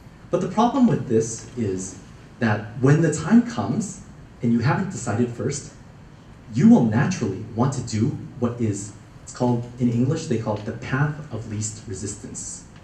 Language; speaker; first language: English; early bilingual, other home language; Cantonese